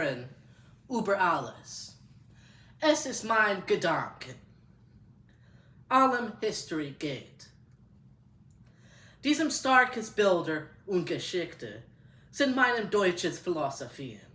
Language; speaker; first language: German; non-native, learner; English